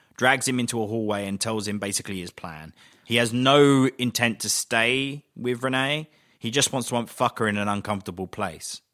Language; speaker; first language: English; native; English